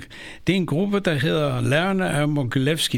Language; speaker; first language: Danish; non-native, fluent; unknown